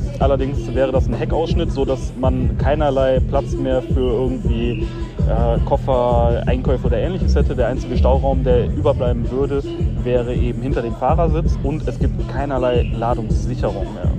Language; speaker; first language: German; native; German